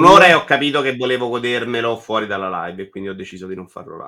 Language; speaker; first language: Italian; native; Italian